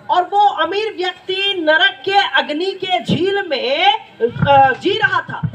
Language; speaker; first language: Hindi; non-native, local second language; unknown